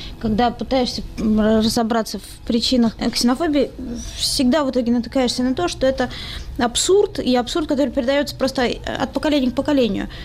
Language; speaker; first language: Russian; native; Russian